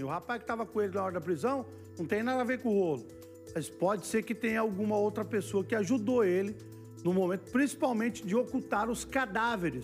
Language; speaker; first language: Portuguese; native; Portuguese